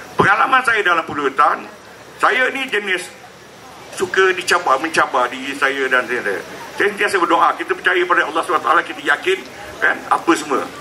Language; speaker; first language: Malay; native; Malay